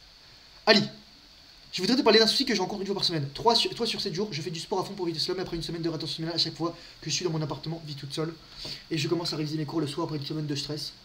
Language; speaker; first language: French; native; French